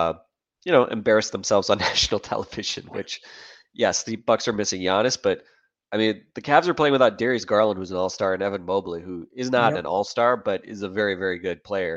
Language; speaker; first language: English; native; English